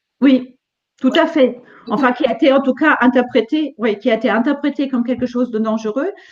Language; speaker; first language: French; non-native, fluent; German